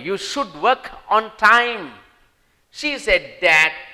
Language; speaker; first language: English; non-native, local second language; Sinhala